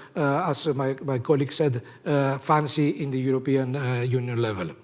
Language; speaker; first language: English; non-native, fluent; Greek